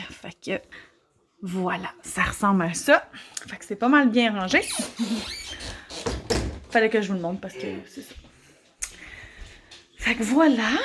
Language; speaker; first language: French; native; French